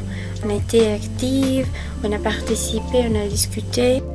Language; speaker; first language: French; non-native, fluent; Spanish